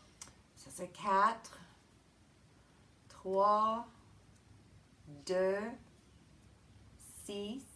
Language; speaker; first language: French; non-native, fluent; English